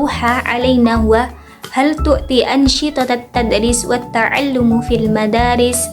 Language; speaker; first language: Arabic; non-native, learner; Indonesian